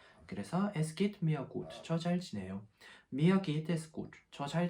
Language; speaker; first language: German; non-native, fluent; Korean